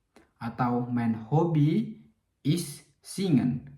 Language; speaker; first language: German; non-native, learner; Indonesian